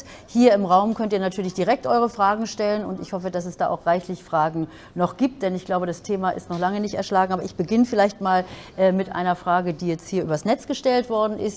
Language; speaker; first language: German; native; German